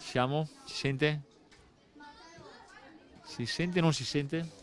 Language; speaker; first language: Italian; native; Italian